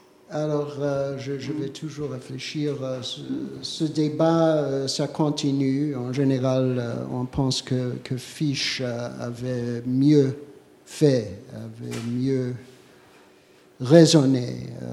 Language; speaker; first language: French; non-native, fluent; English